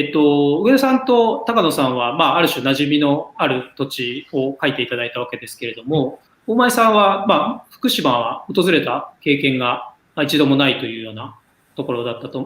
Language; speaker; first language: Japanese; native; Japanese